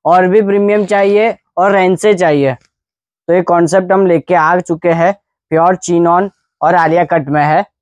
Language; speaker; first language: Hindi; non-native, local second language; Gujarati